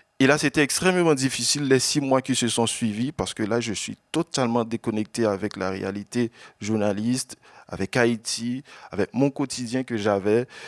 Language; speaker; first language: French; non-native, local second language; Haitian Creole